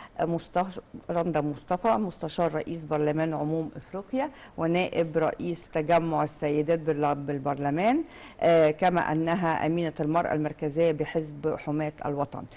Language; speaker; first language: Arabic; native; Arabic